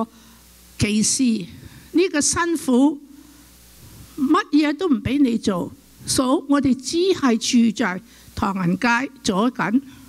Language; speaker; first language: Cantonese; early bilingual, other home language; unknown